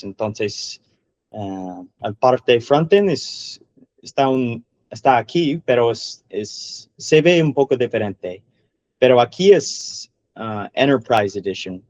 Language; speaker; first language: Spanish; non-native, learner; English